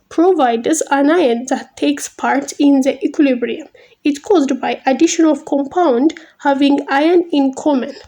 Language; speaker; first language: English; non-native, local second language; Amharic